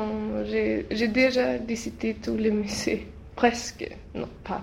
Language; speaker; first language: French; non-native, learner; Swedish